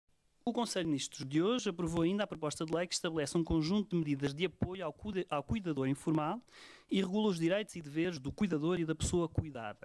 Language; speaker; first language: Portuguese; native; Portuguese